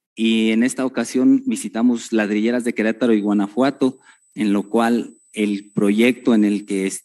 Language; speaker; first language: Spanish; native; Spanish